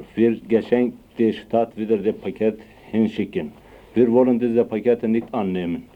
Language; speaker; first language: German; non-native, learner; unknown